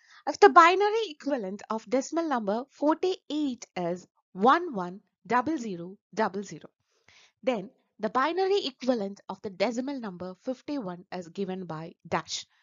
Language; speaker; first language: English; non-native, local second language; Malayalam